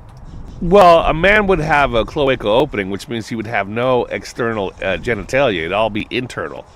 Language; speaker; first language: English; native; English